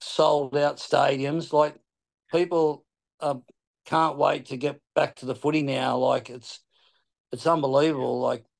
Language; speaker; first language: English; native; English